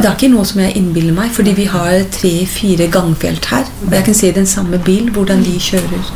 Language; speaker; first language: Norwegian; non-native, fluent; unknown